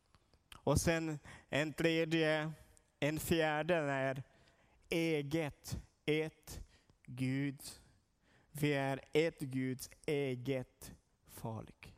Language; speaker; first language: Swedish; non-native, learner; Portuguese